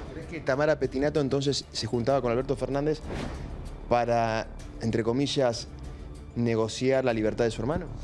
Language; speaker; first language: Spanish; native; Spanish